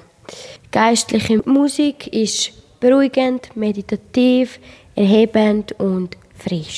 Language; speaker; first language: German; non-native, learner; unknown